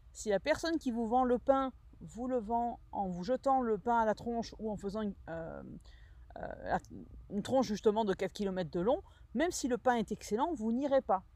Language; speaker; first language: French; native; French